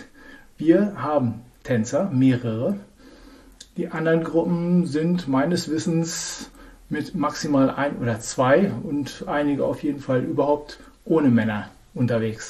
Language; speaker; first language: German; native; German